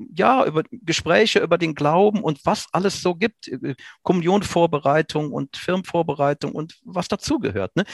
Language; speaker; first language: German; native; German